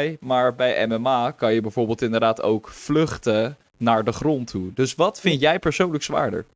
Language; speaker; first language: Dutch; native; Dutch